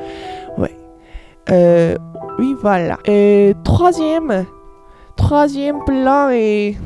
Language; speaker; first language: French; non-native, learner; Korean